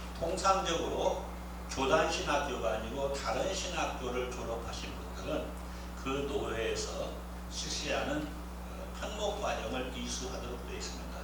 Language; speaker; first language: Korean; native; Korean